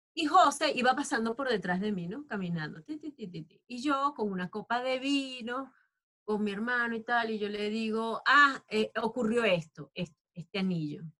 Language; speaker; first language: Spanish; native; Spanish